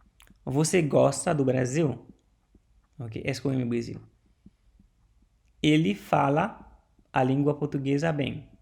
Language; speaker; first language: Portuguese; non-native, learner; Haitian Creole